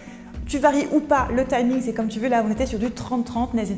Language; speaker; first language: French; native; French